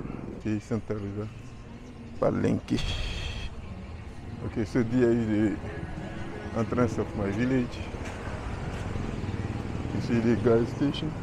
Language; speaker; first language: English; non-native, learner; French